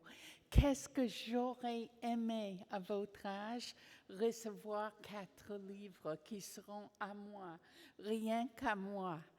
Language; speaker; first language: French; non-native, fluent; English